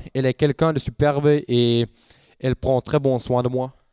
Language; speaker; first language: French; non-native, local second language; Dutch